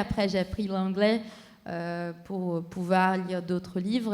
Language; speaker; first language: French; non-native, fluent; Portuguese